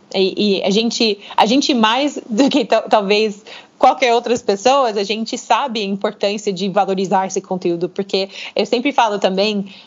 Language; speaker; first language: Portuguese; non-native, fluent; English